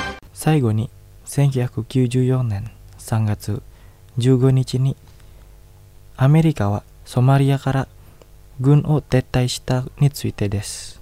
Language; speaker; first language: Japanese; non-native, fluent; Indonesian